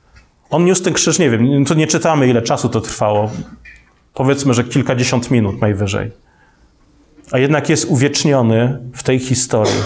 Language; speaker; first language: Polish; native; Polish